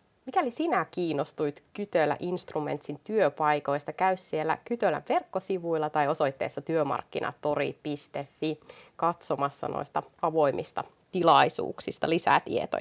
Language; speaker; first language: Finnish; native; Finnish